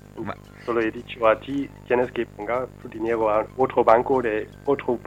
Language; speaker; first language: Spanish; non-native, learner; German